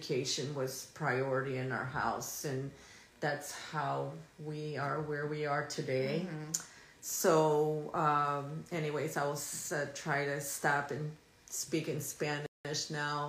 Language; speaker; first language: English; early bilingual, other home language; Spanish